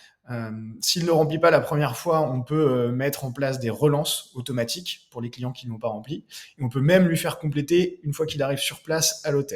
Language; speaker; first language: French; native; French